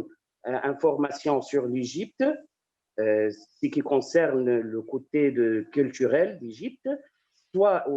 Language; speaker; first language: French; non-native, fluent; Arabic